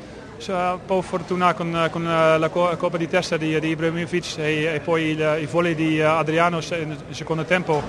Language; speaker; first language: Italian; non-native, learner; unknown